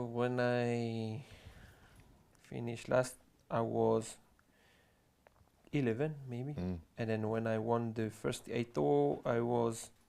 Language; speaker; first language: English; non-native, learner; French